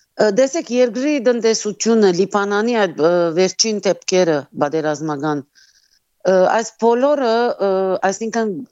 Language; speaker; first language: Armenian; early bilingual, heritage; Armenian